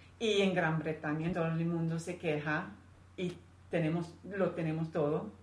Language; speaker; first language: Spanish; non-native, fluent; English